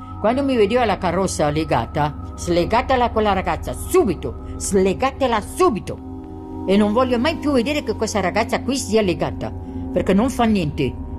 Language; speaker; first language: Italian; non-native, local second language; German